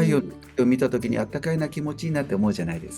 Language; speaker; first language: Japanese; native; Japanese